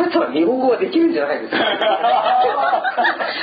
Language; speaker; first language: Japanese; non-native, fluent; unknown